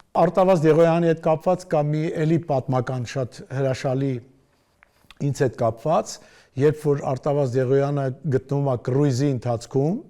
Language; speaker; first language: Armenian; native; Armenian